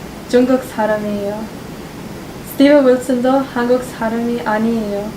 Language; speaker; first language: Korean; non-native, learner; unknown